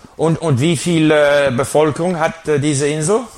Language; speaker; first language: German; non-native, learner; English